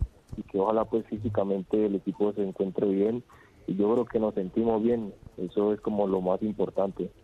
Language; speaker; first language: Spanish; native; Spanish